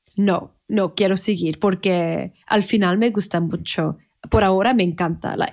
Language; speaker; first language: Spanish; non-native, fluent; English